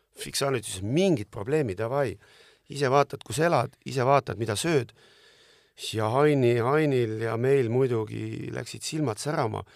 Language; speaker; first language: Estonian; native; Estonian